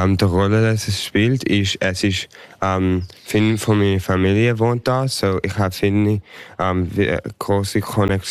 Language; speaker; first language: German; early bilingual, heritage; English